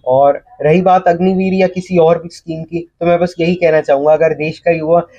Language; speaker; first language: Hindi; native; Hindi